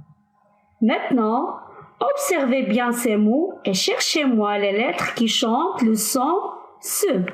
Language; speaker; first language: French; non-native, local second language; Arabic